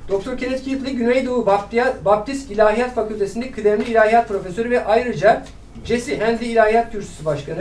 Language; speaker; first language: Turkish; native; Turkish